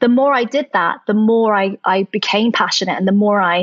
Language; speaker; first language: English; early bilingual, other home language; Chinese